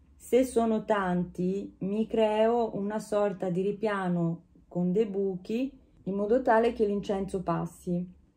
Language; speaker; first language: Italian; early bilingual, heritage; Italian